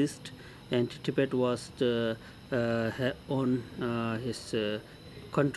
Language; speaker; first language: English; non-native, local second language; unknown